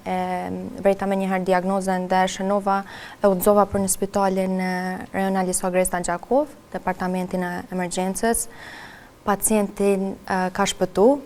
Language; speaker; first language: Albanian; native; Albanian